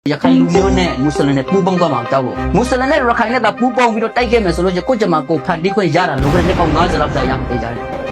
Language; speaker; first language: Burmese; non-native, local second language; Rohingya